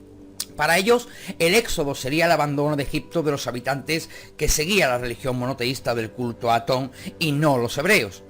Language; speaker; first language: Spanish; native; Spanish